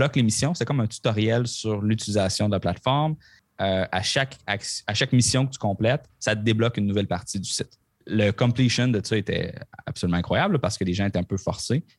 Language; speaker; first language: French; native; French